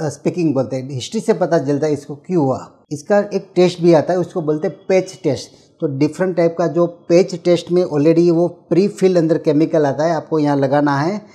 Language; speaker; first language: Hindi; non-native, local second language; Gujarati